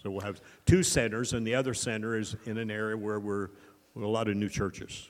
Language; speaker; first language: English; native; English